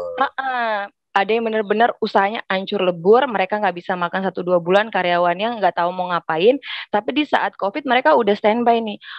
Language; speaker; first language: Indonesian; native; Indonesian